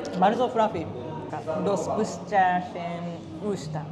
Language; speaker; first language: Polish; non-native, learner; Japanese